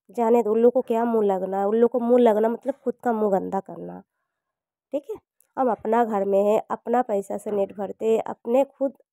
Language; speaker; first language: Hindi; non-native, local second language; Bangla